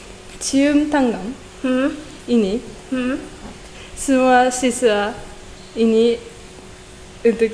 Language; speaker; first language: Indonesian; non-native, learner; Japanese